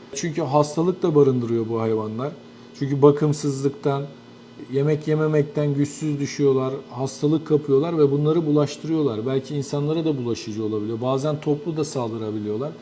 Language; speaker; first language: Turkish; native; Turkish